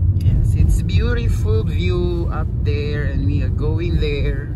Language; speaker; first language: English; non-native, local second language; Filipino